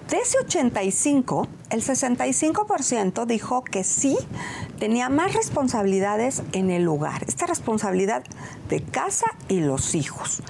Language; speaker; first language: Spanish; native; Spanish